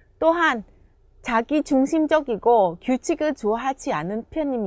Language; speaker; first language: Korean; non-native, fluent; Vietnamese